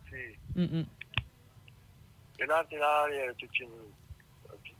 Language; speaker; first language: Italian; non-native, learner; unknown